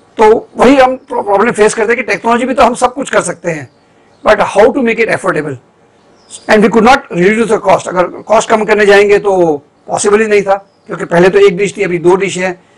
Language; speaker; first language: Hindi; non-native, local second language; Gujarati